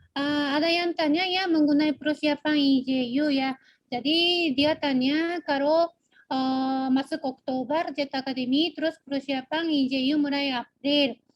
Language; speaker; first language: Indonesian; non-native, fluent; Japanese